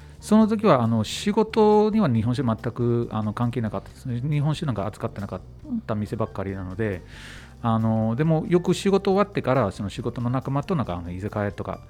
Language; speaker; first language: Japanese; non-native, fluent; English